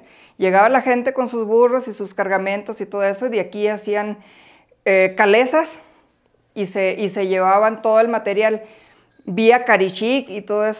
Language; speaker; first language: Spanish; native; Spanish